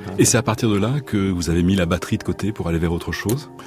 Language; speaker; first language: French; native; French